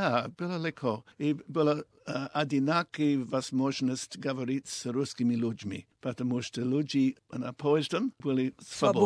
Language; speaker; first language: Russian; non-native, learner; English